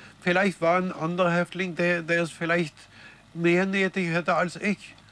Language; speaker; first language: German; non-native, fluent; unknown